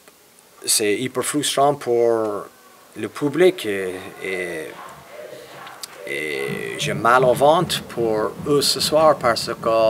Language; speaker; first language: French; non-native, fluent; English